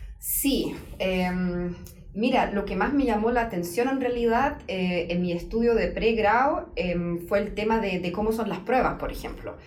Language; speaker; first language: Spanish; non-native, fluent; German